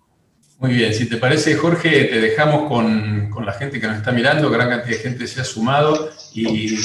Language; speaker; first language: Spanish; native; Spanish